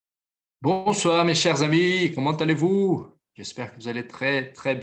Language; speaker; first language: French; non-native, fluent; Portuguese